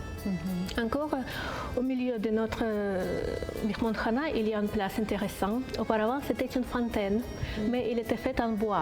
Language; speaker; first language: French; non-native, fluent; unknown